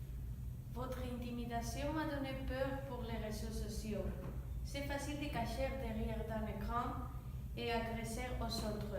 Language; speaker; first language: French; non-native, learner; Spanish